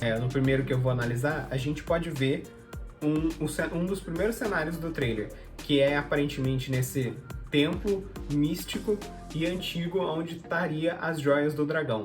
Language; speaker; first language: Portuguese; native; Portuguese